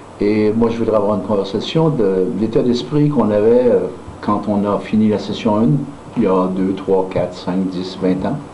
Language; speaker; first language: French; native; French